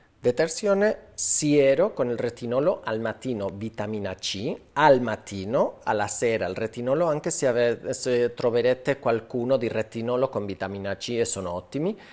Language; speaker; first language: Italian; non-native, fluent; Spanish